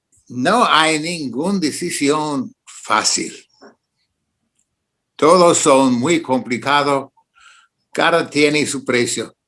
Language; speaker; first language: Spanish; non-native, fluent; English